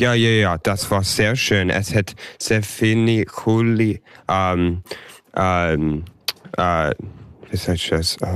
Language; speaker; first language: German; early bilingual, heritage; English